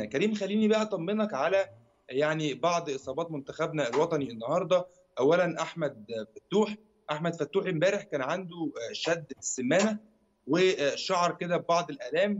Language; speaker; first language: Arabic; native; Arabic